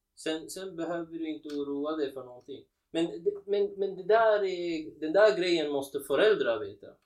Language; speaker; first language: Swedish; non-native, fluent; Sinhala